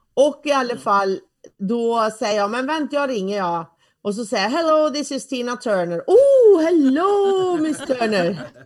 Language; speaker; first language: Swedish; native; Swedish